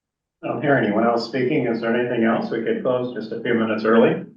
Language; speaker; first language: English; native; English